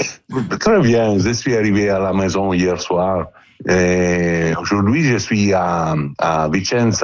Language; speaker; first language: French; non-native, learner; Italian